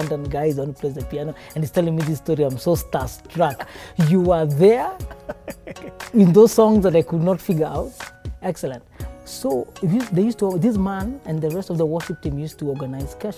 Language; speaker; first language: English; non-native, local second language; Kikuyu